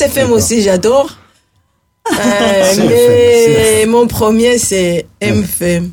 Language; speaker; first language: French; non-native, local second language; Rundi